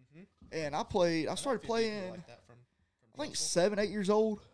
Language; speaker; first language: English; native; English